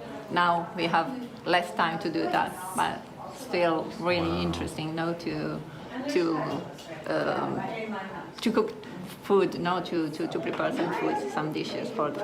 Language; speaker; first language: English; non-native, fluent; Italian